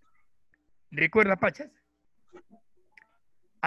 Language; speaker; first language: Spanish; native; Spanish